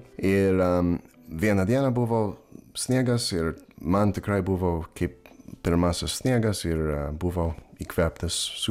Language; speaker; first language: Lithuanian; non-native, learner; English